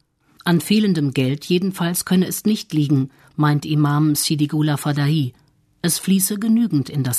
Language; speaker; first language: German; native; German